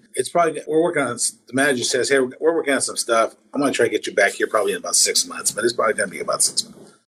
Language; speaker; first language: English; native; English